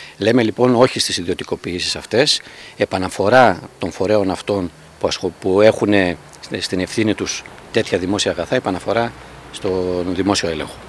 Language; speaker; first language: Greek; native; Greek